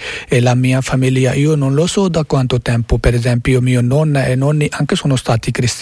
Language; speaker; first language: Italian; non-native, learner; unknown